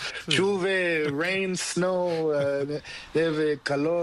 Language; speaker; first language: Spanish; non-native, learner; Portuguese